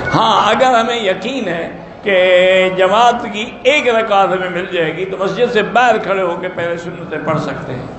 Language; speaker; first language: Urdu; native; Urdu